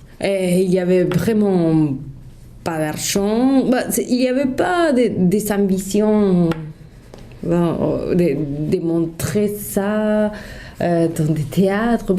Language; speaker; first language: French; non-native, fluent; Spanish